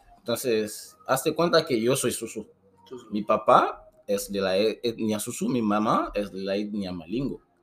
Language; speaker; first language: Spanish; non-native, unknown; Susu